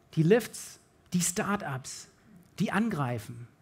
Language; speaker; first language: German; native; German